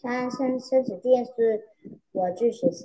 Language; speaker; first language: Chinese; non-native, learner; Vietnamese